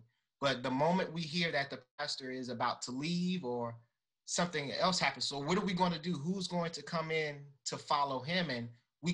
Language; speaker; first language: English; native; English